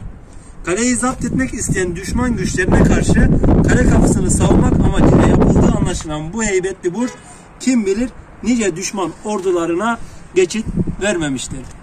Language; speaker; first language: Turkish; native; Turkish